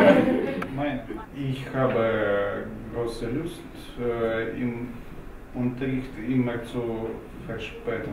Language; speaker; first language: German; non-native, learner; Russian